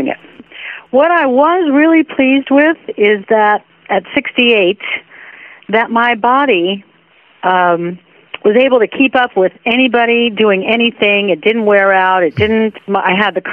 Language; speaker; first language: English; native; English